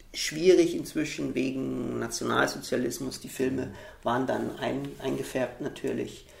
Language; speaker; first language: German; early bilingual, heritage; German